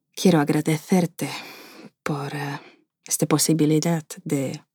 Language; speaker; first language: Spanish; non-native, fluent; Slovak